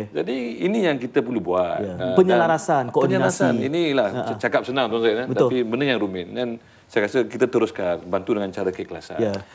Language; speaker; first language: Malay; native; Malay